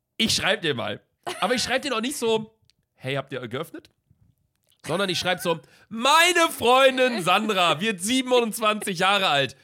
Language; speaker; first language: German; native; German